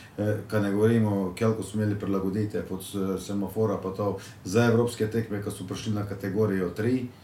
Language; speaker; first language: Slovenian; native; Slovenian